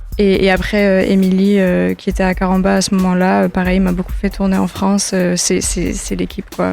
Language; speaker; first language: French; early bilingual, other home language; English